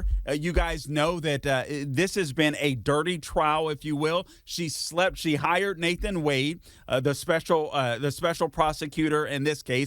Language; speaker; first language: English; native; English